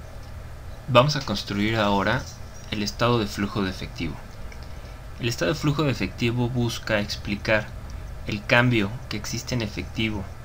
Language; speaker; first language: Spanish; native; Spanish